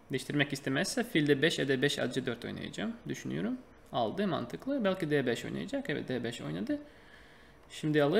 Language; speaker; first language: Turkish; non-native, fluent; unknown